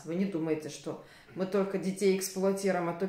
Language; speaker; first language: Russian; native; Russian